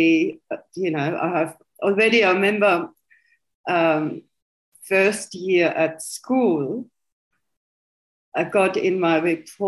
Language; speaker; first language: English; non-native, fluent; German